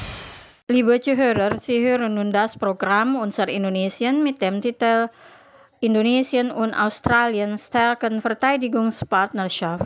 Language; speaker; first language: German; non-native, fluent; Indonesian